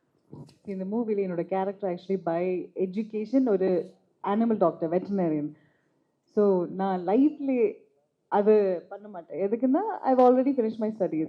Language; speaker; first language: Tamil; early bilingual, heritage; Tamil